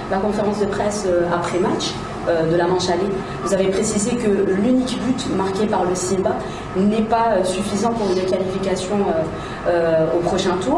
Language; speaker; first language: French; non-native, local second language; Arabic